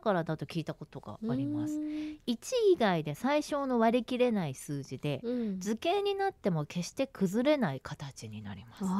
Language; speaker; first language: Japanese; native; Japanese